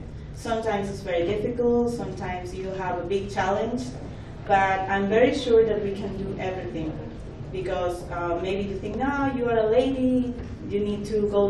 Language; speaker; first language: English; non-native, fluent; Spanish